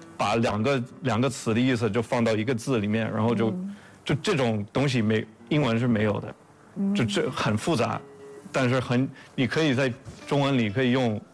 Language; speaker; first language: Chinese; non-native, fluent; English